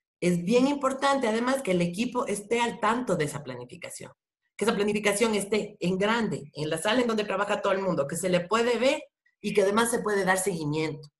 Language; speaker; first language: Spanish; native; Spanish